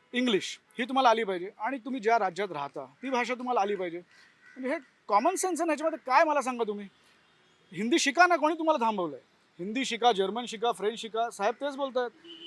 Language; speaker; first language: Marathi; non-native, local second language; Gujarati